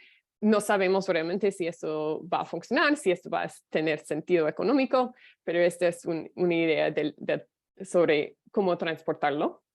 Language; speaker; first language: Spanish; non-native, fluent; English